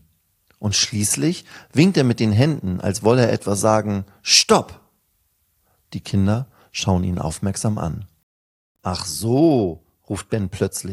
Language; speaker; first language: German; native; German